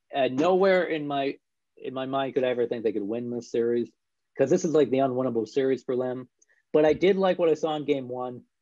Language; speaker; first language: English; native; English